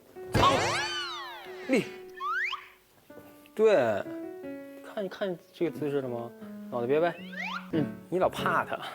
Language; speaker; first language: Chinese; native; Chinese